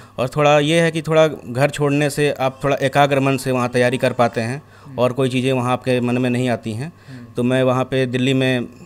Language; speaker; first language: Hindi; native; Hindi